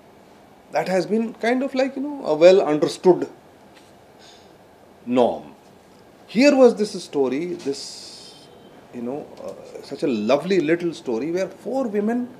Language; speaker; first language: English; non-native, local second language; Hindi